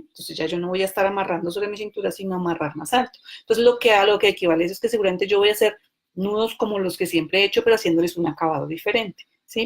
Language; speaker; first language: Spanish; native; Spanish